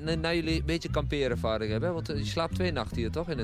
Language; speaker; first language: Dutch; native; Dutch